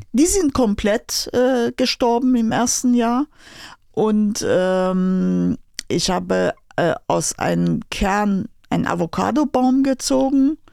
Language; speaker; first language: German; non-native, fluent; Persian